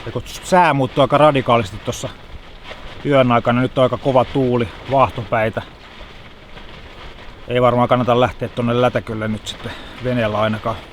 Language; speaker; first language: Finnish; native; Finnish